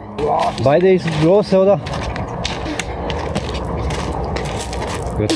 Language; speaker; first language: German; non-native, learner; Croatian